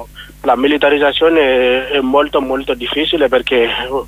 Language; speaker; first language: Italian; non-native, learner; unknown